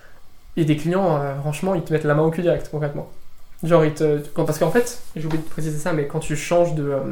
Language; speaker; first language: French; native; French